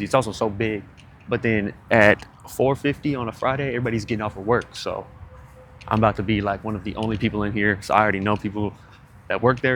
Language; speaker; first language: English; native; English